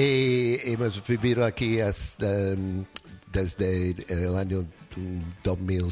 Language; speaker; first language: Spanish; non-native, fluent; English